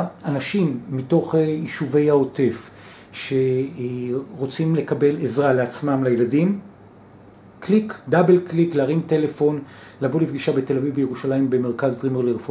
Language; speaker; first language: Hebrew; native; Hebrew